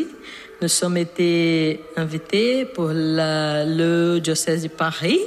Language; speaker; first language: French; non-native, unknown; Portuguese